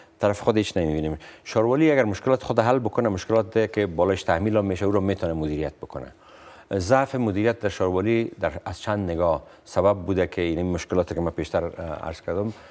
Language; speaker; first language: Persian; non-native, local second language; Pashto